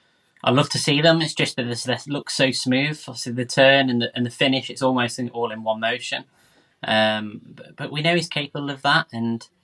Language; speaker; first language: English; native; English